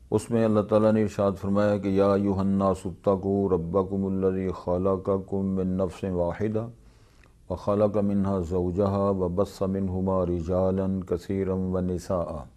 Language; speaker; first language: Urdu; non-native, local second language; Punjabi